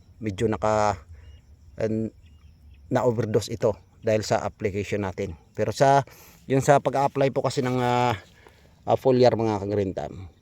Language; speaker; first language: Filipino; non-native, local second language; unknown